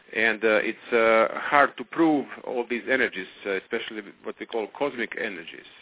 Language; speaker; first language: English; non-native, fluent; Croatian